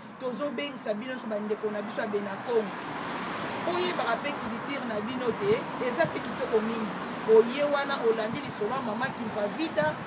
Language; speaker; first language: Lingala; non-native, local second language; Kongo